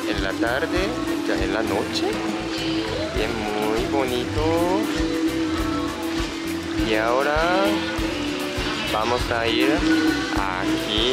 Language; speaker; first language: Spanish; non-native, learner; Japanese